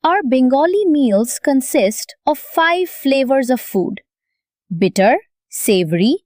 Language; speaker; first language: English; non-native, local second language; Bangla